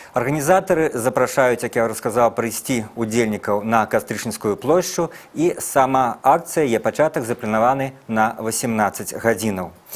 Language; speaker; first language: Belarusian; native; Belarusian